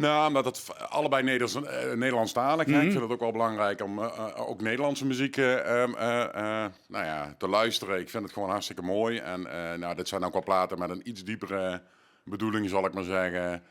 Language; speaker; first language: Dutch; native; Dutch